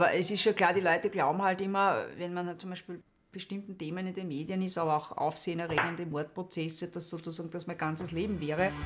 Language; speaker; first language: German; native; German